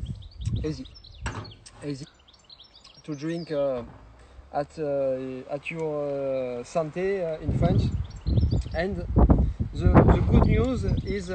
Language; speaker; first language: English; non-native, learner; French